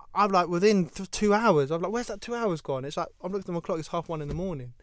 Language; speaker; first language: English; native; English